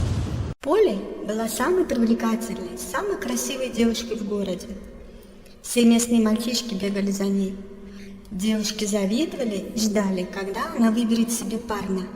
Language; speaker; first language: Russian; native; Russian